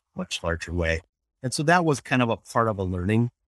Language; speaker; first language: English; native; English